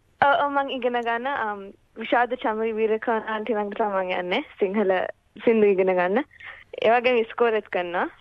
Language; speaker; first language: Sinhala; early bilingual, heritage; Sinhala